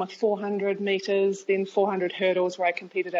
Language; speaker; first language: English; native; English